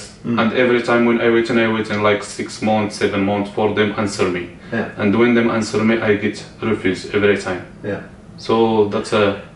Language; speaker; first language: English; non-native, learner; Arabic